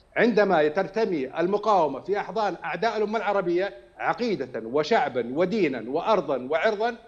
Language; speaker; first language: Arabic; native; Arabic